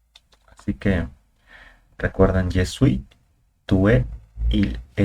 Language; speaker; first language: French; non-native, learner; Spanish